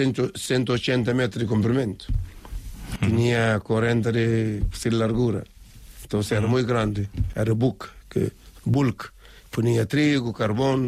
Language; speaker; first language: Spanish; non-native, learner; Kabuverdianu